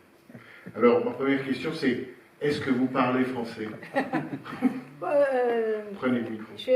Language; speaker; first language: French; native; French